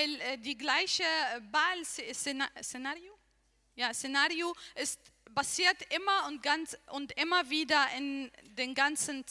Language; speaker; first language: German; non-native, learner; Arabic